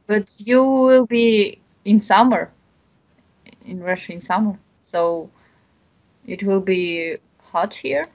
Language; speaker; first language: English; non-native, learner; Bashkir